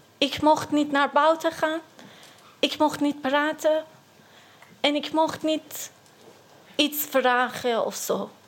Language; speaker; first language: Dutch; non-native, learner; Persian